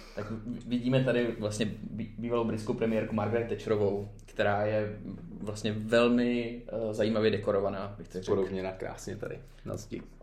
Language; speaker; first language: Czech; native; Czech